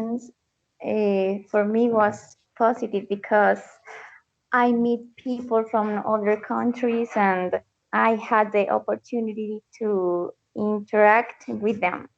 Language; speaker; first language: English; non-native, learner; Spanish